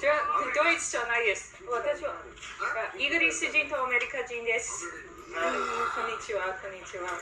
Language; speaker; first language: Japanese; non-native, learner; English